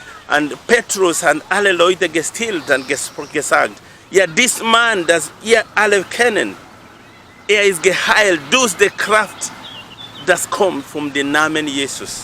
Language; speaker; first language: German; non-native, learner; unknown